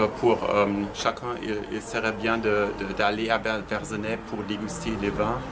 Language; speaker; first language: French; non-native, fluent; German